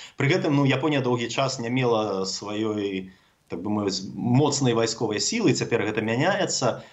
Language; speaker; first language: Belarusian; native; Belarusian